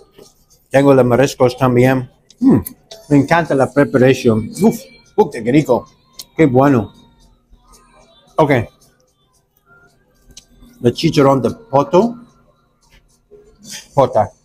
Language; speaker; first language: Spanish; non-native, learner; English